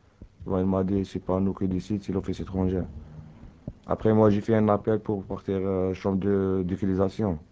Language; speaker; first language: French; non-native, learner; Arabic